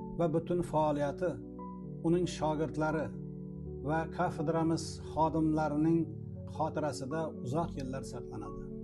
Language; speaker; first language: Uzbek; native; Uzbek